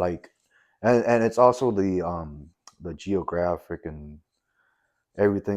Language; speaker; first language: English; native; English